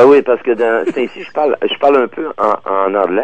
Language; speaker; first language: French; native; French